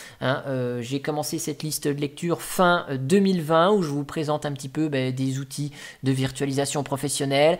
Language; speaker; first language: French; native; French